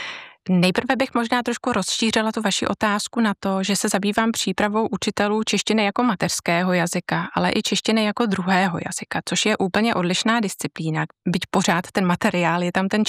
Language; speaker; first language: Czech; native; Czech